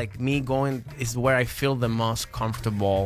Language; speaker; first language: English; native; English